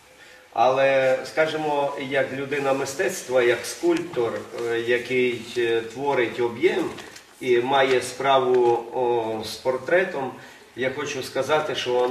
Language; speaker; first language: Ukrainian; native; Ukrainian